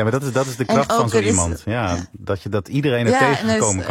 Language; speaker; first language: Dutch; native; Dutch